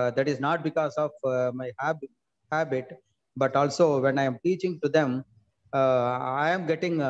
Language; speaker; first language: English; non-native, local second language; Tamil